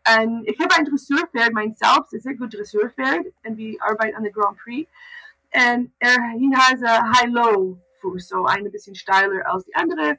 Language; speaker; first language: German; non-native, learner; English